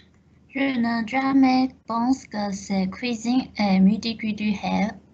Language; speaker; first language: French; non-native, learner; Chinese